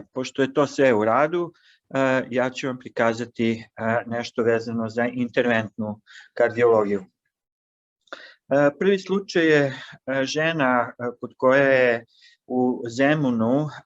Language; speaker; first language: Serbian; native; Serbian